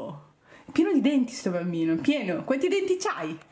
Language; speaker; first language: Italian; native; Italian